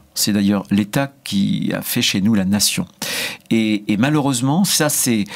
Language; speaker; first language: French; native; French